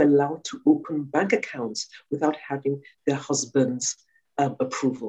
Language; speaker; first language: English; non-native, local second language; Yoruba